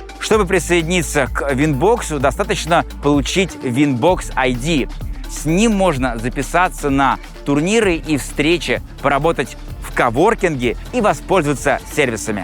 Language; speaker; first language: Russian; native; Russian